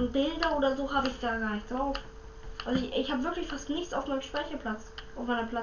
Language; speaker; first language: German; native; German